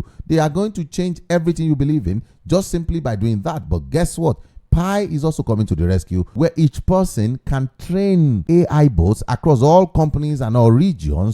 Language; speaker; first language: English; non-native, local second language; Yoruba